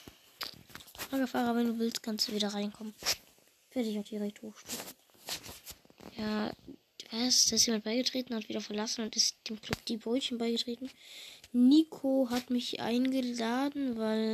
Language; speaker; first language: German; native; German